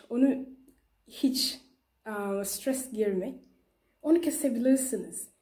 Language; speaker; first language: Turkish; non-native, learner; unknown